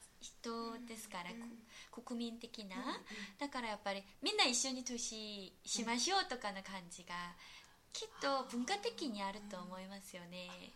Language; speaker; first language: Japanese; non-native, fluent; Korean